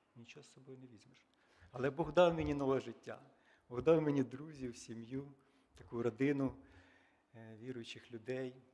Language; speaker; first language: Ukrainian; native; Ukrainian